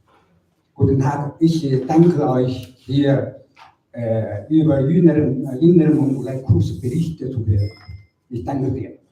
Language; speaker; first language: German; non-native, learner; Mongolian